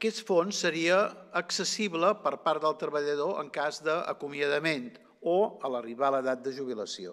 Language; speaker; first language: Catalan; native; Catalan